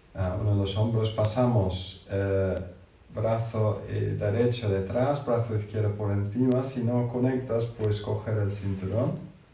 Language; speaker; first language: Spanish; non-native, fluent; English